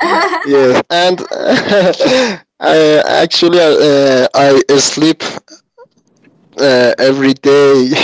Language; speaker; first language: English; non-native, learner; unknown